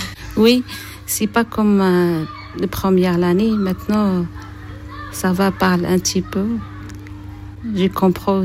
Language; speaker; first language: French; non-native, learner; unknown